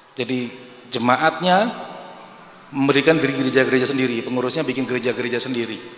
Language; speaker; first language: Indonesian; native; Indonesian